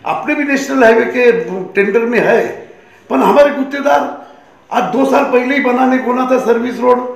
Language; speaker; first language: Hindi; non-native, local second language; Marathi